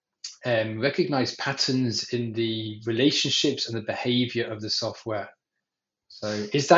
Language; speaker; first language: English; native; English